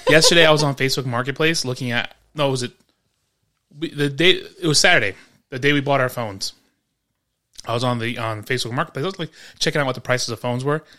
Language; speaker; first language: English; early bilingual, other home language; Spanish